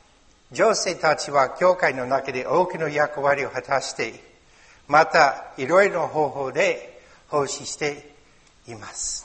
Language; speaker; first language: Japanese; non-native, learner; English